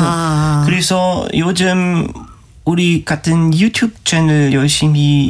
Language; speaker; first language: Korean; non-native, learner; German